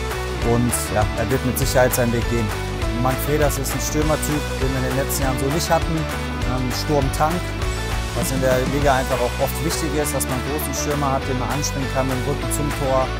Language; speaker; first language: German; native; German